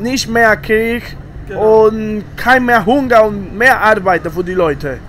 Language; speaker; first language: German; non-native, learner; Italian